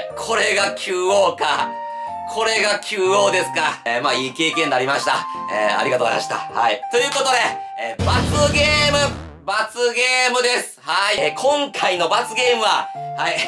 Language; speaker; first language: Japanese; native; Japanese